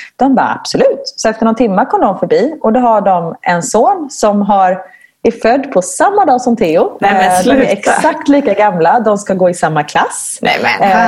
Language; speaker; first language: Swedish; native; Swedish